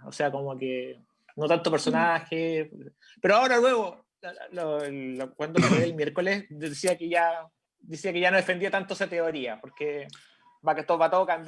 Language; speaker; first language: Spanish; native; Spanish